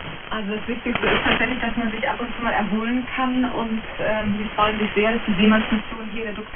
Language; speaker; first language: German; native; German